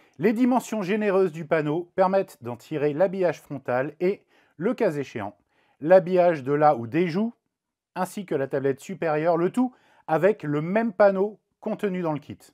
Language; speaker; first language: French; native; French